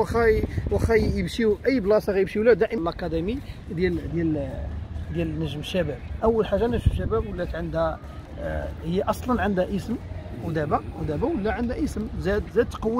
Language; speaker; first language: Arabic; native; Arabic